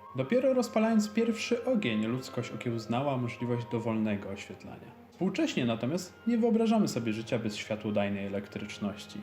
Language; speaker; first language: Polish; native; Polish